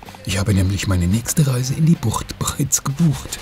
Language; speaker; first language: German; native; German